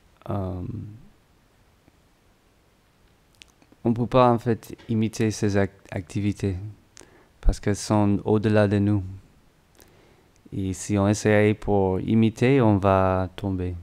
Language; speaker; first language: French; non-native, learner; English